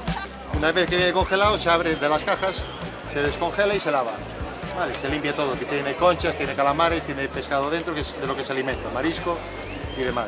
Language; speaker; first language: Spanish; native; Spanish